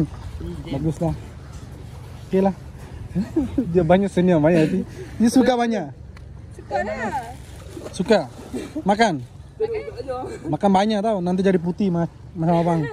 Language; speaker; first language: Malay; non-native, learner; Bangla